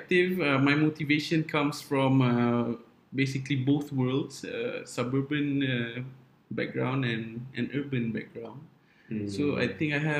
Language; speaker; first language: English; non-native, local second language; Malay